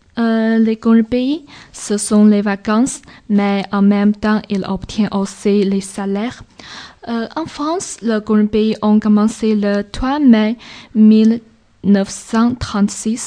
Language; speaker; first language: French; non-native, learner; Chinese